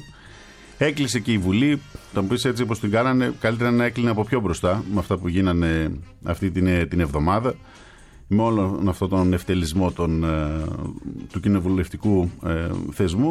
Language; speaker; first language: Greek; native; Greek